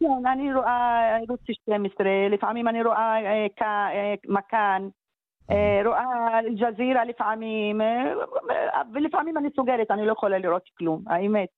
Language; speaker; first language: Hebrew; non-native, local second language; Arabic